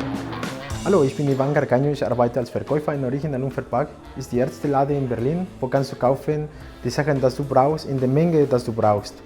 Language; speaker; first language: German; non-native, learner; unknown